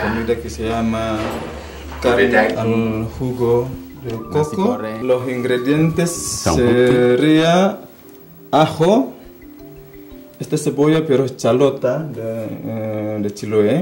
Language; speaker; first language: Spanish; non-native, fluent; Indonesian